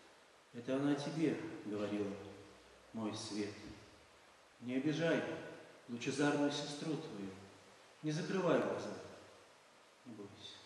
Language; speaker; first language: Russian; native; Russian